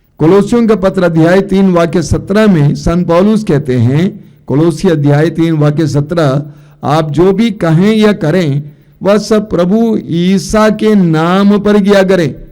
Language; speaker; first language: Hindi; non-native, local second language; Malayalam